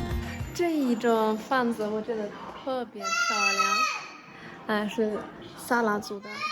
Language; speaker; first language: Chinese; non-native, fluent; Swedish